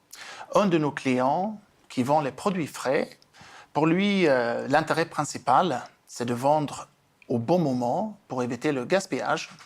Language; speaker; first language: French; non-native, fluent; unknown